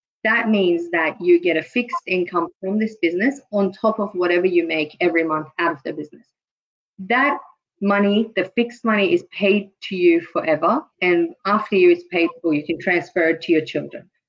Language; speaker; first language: English; early bilingual, other home language; Persian